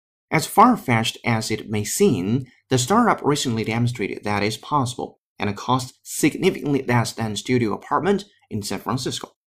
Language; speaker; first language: English; non-native, fluent; Chinese